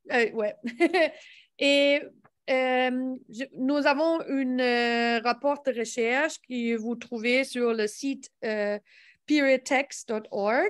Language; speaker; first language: French; non-native, learner; English